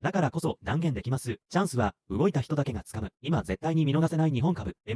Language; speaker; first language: Japanese; native; Japanese